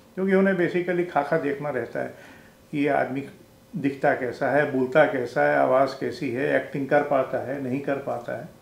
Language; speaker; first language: Hindi; native; Hindi